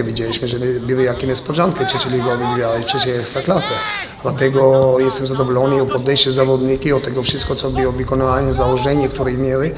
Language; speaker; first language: Polish; non-native, fluent; Albanian